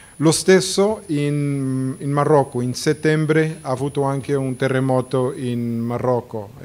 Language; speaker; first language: Italian; non-native, fluent; Portuguese